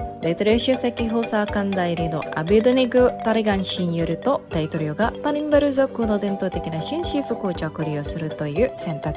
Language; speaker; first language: Japanese; non-native, fluent; Indonesian